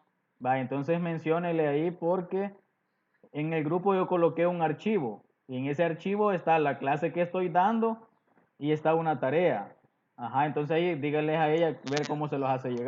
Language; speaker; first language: Spanish; native; Spanish